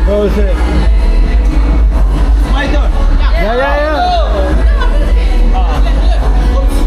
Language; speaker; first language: English; non-native, learner; Turkish